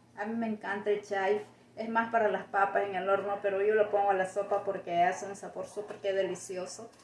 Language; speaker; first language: Spanish; native; Spanish